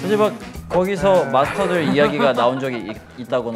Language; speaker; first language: Korean; native; Korean